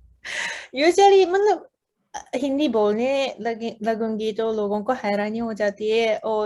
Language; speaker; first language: Hindi; non-native, fluent; Japanese